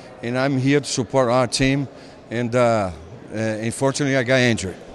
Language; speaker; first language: English; non-native, fluent; Portuguese